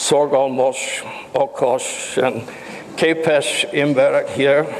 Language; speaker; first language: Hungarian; non-native, learner; English